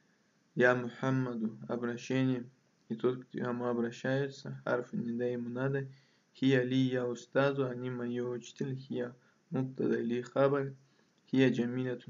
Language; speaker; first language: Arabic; non-native, fluent; Russian